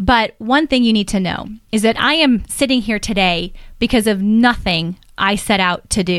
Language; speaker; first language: English; native; English